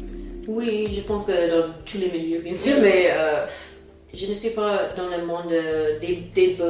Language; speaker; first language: French; non-native, fluent; English